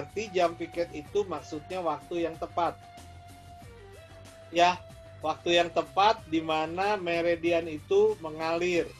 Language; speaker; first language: Indonesian; native; Indonesian